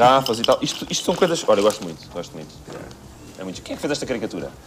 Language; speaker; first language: Portuguese; native; Portuguese